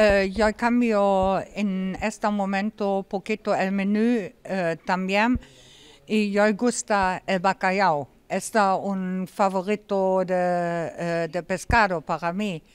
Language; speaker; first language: Spanish; non-native, learner; German